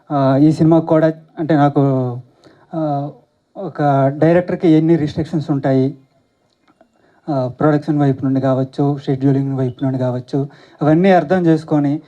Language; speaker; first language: Telugu; native; Telugu